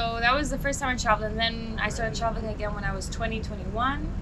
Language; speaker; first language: English; early bilingual, heritage; English